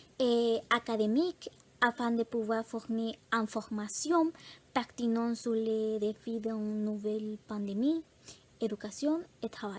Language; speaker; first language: French; non-native, learner; Spanish